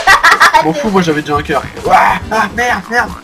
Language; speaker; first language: French; native; French